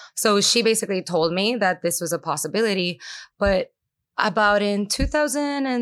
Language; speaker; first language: English; non-native, fluent; Spanish